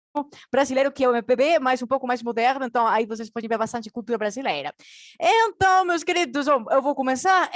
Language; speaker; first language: Portuguese; non-native, fluent; Spanish